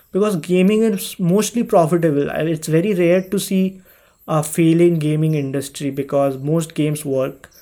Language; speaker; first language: English; non-native, local second language; Hindi